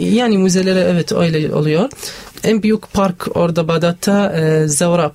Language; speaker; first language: Turkish; non-native, learner; Arabic